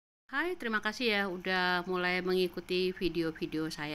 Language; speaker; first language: Indonesian; native; Indonesian